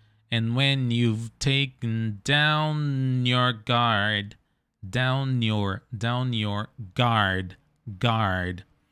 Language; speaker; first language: English; non-native, fluent; Portuguese